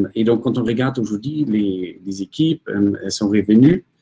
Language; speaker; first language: French; non-native, fluent; German